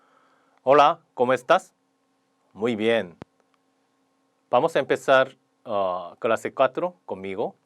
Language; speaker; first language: Spanish; non-native, learner; Korean